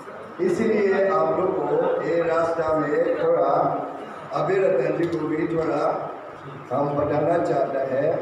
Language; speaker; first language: Hindi; non-native, fluent; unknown